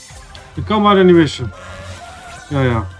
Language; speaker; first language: Dutch; native; Dutch